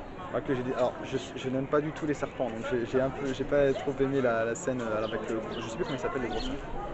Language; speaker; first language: French; native; French